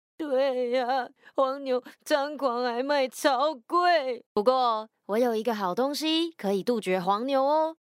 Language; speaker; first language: Chinese; native; Chinese